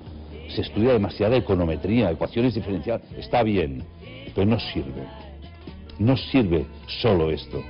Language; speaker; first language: Spanish; native; Spanish